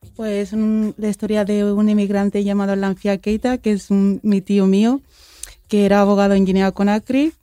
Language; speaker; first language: Spanish; early bilingual, other home language; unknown